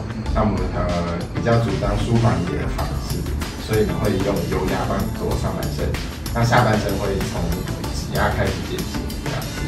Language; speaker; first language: Chinese; native; Chinese